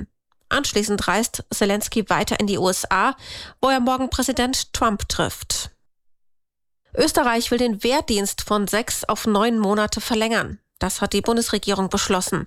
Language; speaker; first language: German; native; German